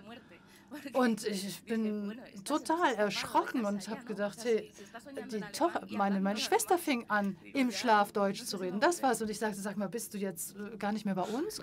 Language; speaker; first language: German; non-native, fluent; Spanish